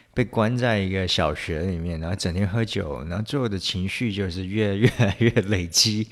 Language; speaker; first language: Chinese; native; Chinese